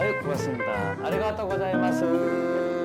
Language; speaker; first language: Korean; native; Korean